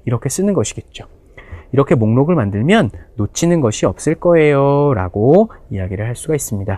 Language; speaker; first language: Korean; native; Korean